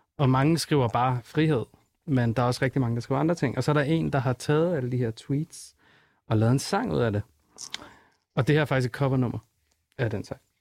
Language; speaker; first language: Danish; native; Danish